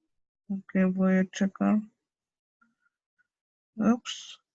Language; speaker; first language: Spanish; non-native, learner; Russian